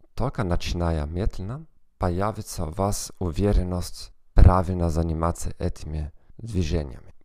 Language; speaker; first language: Russian; non-native, fluent; German